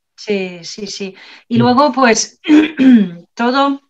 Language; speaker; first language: Spanish; non-native, fluent; English